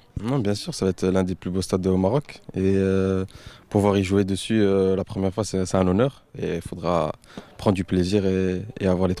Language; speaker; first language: French; native; French